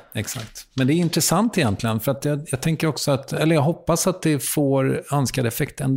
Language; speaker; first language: Swedish; native; Swedish